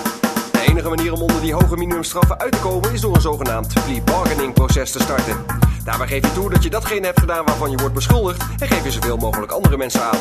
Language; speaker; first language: Dutch; native; Dutch